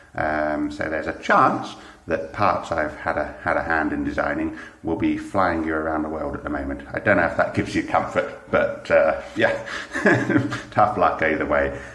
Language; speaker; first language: English; native; English